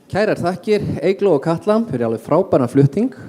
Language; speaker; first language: Icelandic; native; Icelandic